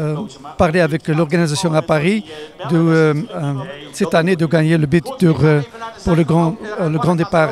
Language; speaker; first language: French; non-native, fluent; Dutch